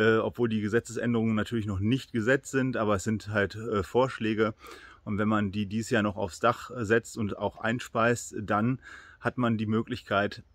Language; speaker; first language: German; native; German